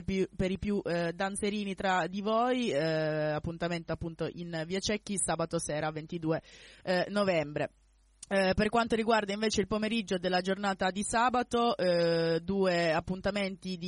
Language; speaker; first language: Italian; native; Italian